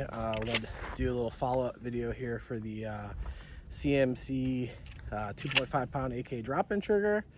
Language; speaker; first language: English; native; English